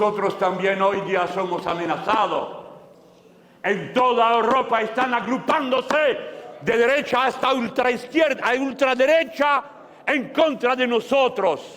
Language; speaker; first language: Spanish; non-native, fluent; French